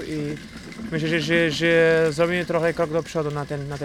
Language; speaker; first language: Polish; non-native, fluent; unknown